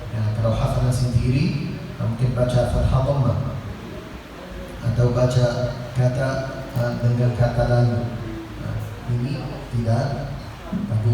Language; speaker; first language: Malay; non-native, learner; Arabic